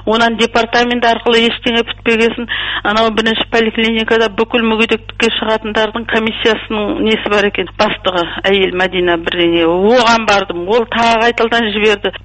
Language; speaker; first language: Kazakh; early bilingual, heritage; Kazakh